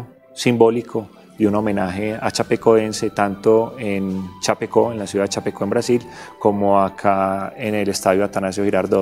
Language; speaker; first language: Spanish; native; Spanish